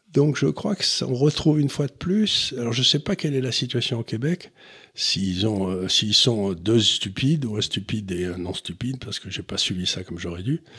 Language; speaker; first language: French; native; French